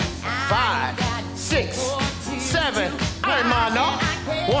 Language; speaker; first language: German; non-native, fluent; English